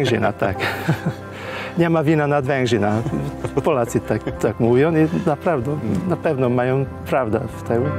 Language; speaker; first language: Polish; non-native, fluent; Hungarian